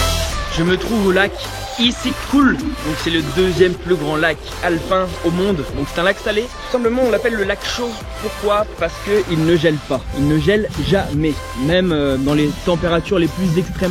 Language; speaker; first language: French; native; French